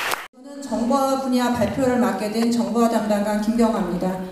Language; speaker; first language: Korean; native; Korean